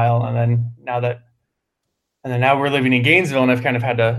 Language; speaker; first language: English; native; English